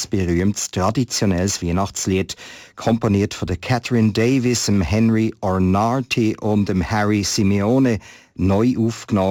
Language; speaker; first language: German; native; German